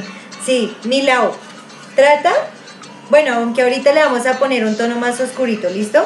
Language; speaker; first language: Spanish; native; Spanish